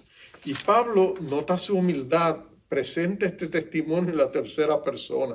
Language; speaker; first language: Spanish; native; Spanish